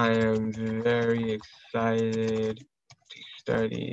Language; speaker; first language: English; early bilingual, other home language; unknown